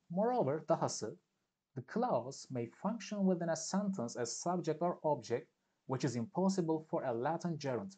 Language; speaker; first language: English; non-native, fluent; Turkish